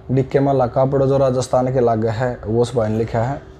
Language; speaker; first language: Hindi; native; Hindi